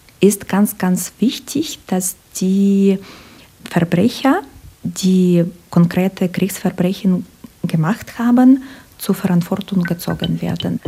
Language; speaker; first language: German; non-native, fluent; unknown